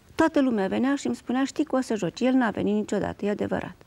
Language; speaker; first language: Romanian; native; Romanian